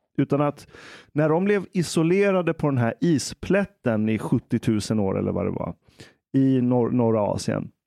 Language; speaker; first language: Swedish; early bilingual, other home language; Persian